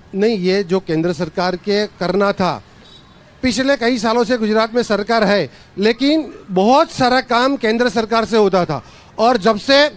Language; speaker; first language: Hindi; non-native, local second language; Gujarati